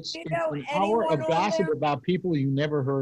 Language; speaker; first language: English; native; English